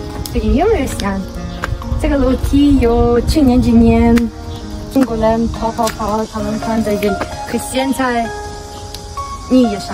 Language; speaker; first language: Chinese; non-native, learner; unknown